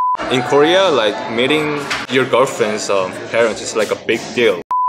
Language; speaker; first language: English; non-native, fluent; Korean